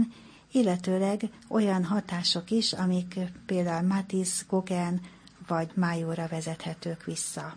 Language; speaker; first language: Hungarian; native; Hungarian